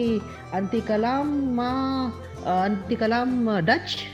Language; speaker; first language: Arabic; non-native, learner; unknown